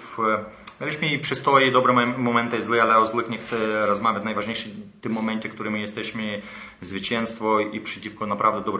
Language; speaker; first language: Polish; non-native, fluent; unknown